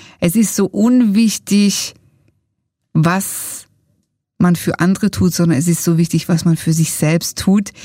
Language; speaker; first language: German; early bilingual, other home language; Italian